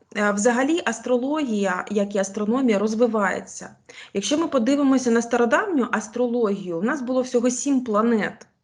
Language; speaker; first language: Ukrainian; non-native, local second language; Russian